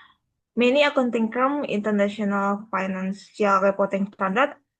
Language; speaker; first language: English; non-native, learner; Indonesian